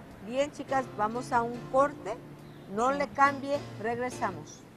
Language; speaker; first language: Spanish; native; Spanish